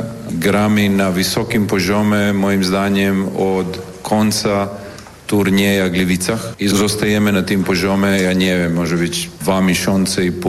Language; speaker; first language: Polish; non-native, learner; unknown